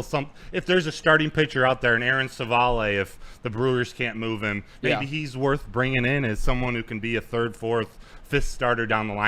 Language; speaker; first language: English; native; English